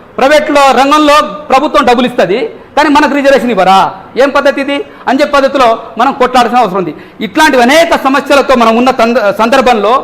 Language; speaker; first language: Telugu; non-native, local second language; Lambadi